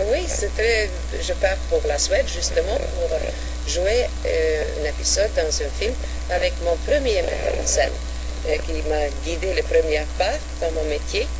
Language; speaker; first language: French; non-native, fluent; Swedish